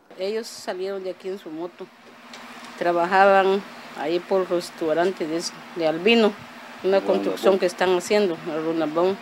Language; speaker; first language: Spanish; native; Spanish